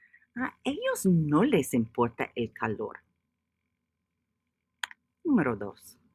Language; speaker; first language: Spanish; non-native, fluent; English